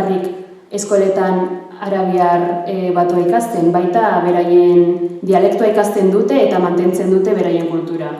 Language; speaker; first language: Basque; early bilingual, other home language; Arabic